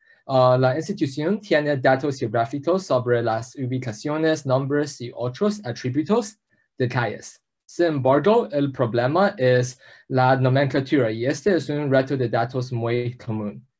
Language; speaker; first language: Spanish; non-native, learner; English